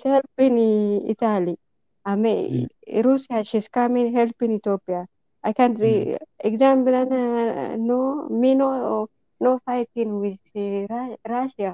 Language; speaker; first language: English; non-native, learner; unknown